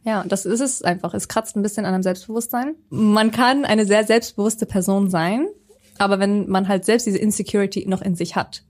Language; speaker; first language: German; early bilingual, other home language; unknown